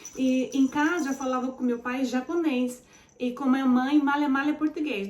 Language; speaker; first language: Portuguese; early bilingual, heritage; Portuguese